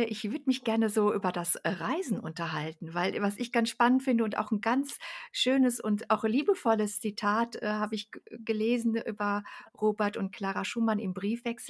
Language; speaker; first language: German; native; German